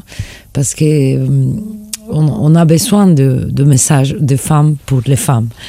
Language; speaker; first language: French; non-native, fluent; Spanish